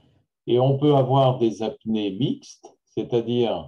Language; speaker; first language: French; native; French